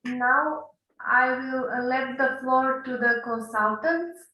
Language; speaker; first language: English; non-native, fluent; Macedonian